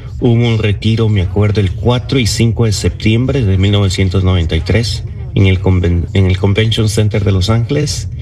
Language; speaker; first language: Spanish; early bilingual, other home language; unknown